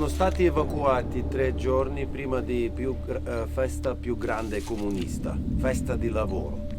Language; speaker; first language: Italian; non-native, learner; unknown